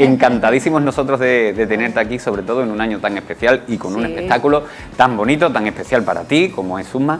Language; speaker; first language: Spanish; native; Spanish